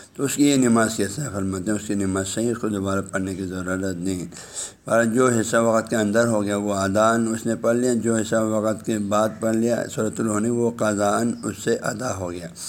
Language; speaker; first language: Urdu; native; Urdu